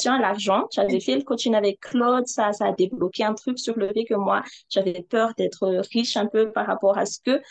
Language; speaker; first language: French; non-native, local second language; Malagasy